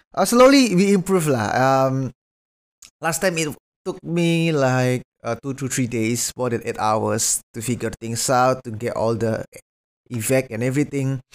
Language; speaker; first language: English; non-native, fluent; Indonesian